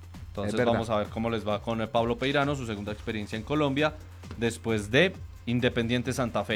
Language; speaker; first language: Spanish; native; Spanish